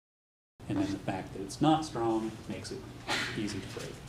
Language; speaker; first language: English; native; English